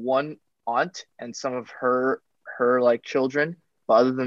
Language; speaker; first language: English; non-native, fluent; Chinese